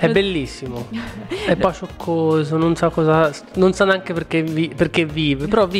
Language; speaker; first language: Italian; non-native, fluent; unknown